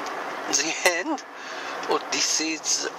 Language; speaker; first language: English; non-native, learner; Japanese